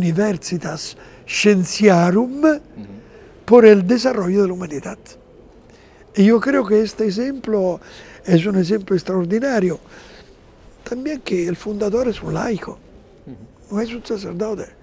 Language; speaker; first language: Spanish; non-native, fluent; Italian